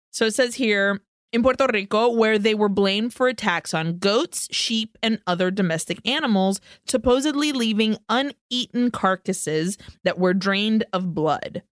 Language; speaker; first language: English; early bilingual, other home language; Spanish